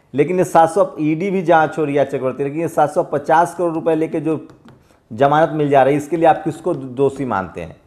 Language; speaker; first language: Hindi; native; Hindi